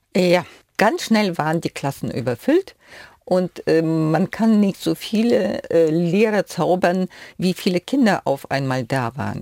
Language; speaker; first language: German; non-native, fluent; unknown